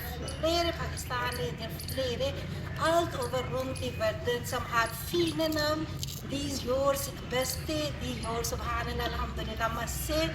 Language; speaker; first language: Norwegian; non-native, fluent; Urdu